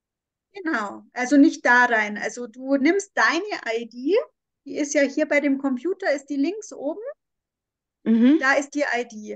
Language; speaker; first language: German; native; German